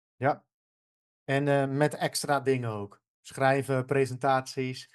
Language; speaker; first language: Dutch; native; Dutch